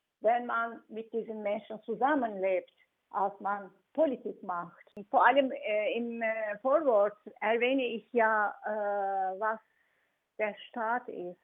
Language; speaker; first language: German; non-native, fluent; Turkish